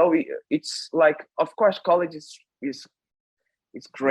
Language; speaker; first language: English; non-native, fluent; Portuguese